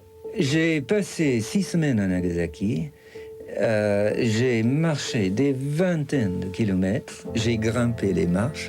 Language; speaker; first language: French; non-native, fluent; English